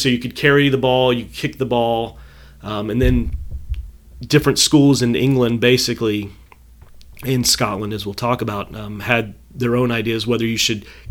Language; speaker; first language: English; native; English